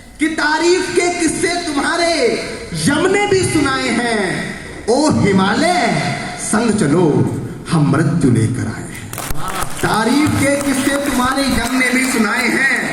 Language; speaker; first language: Hindi; native; Hindi